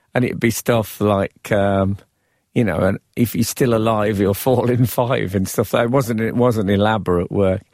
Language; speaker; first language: English; native; English